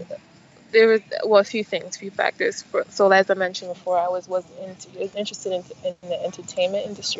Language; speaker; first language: English; native; English